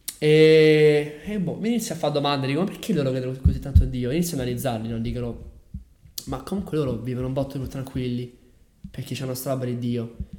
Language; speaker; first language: Italian; native; Italian